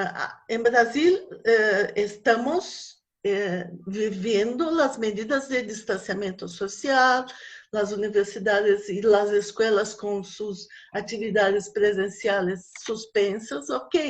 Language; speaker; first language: Spanish; non-native, fluent; Portuguese